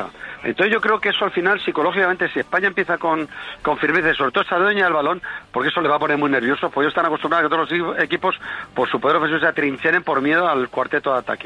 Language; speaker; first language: Spanish; native; Spanish